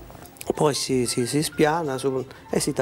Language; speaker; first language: Italian; native; Italian